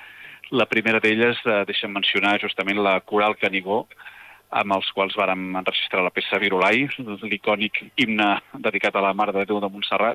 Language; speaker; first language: Catalan; native; Catalan